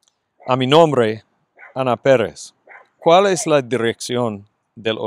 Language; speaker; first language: Spanish; non-native, fluent; English